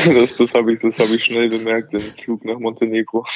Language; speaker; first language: German; native; German